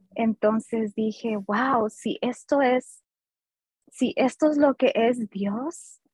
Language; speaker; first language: Spanish; early bilingual, heritage; Spanish